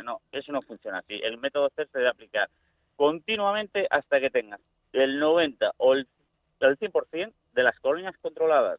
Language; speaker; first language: Spanish; native; Spanish